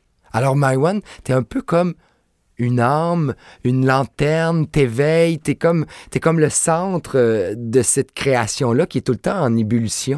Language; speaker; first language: French; native; French